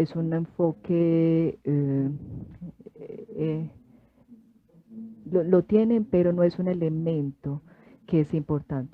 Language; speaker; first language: Spanish; non-native, fluent; French